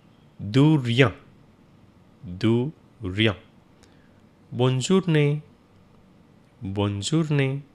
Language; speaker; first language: French; non-native, fluent; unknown